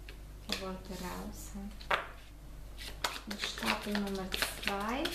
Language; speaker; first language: German; non-native, fluent; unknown